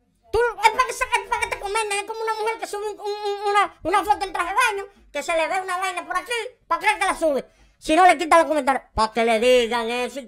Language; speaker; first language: Spanish; native; Spanish